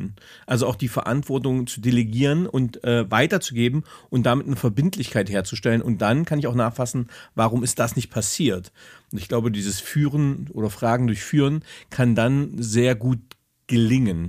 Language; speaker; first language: German; native; German